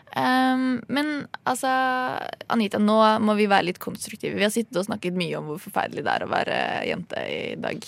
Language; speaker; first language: Norwegian; native; Norwegian